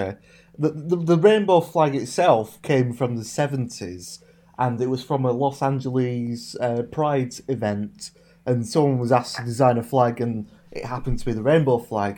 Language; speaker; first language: English; native; English